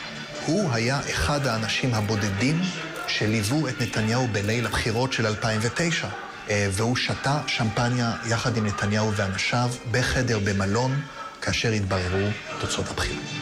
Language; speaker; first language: Hebrew; native; Hebrew